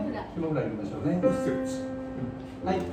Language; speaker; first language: Japanese; native; Japanese